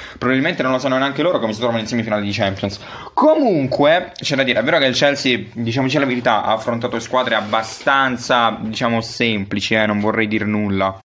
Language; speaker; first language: Italian; native; Italian